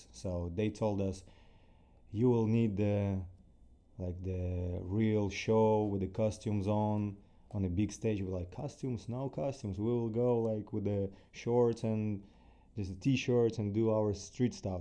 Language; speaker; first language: English; non-native, fluent; Ukrainian